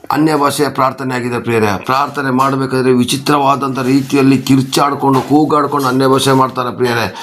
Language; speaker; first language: Kannada; non-native, local second language; Kodava